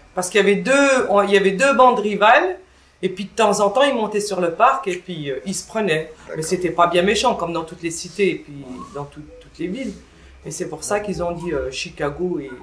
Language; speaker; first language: French; early bilingual, other home language; Arabic